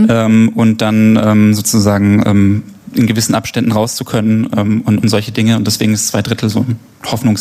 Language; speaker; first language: German; native; German